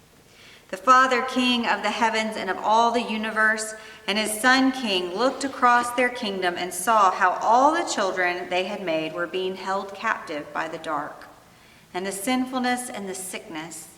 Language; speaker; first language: English; native; English